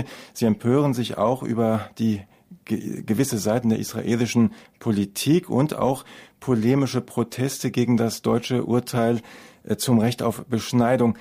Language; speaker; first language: German; native; German